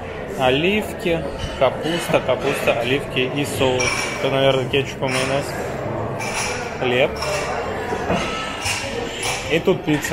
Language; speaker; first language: Russian; native; Russian